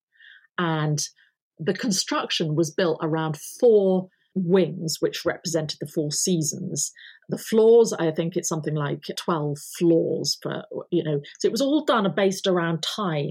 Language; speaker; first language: English; native; English